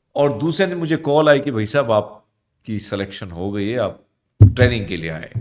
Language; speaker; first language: Urdu; non-native, local second language; Punjabi